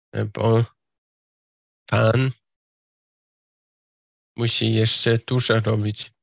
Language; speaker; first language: Polish; non-native, fluent; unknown